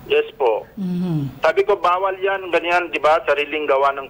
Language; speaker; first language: Filipino; non-native, learner; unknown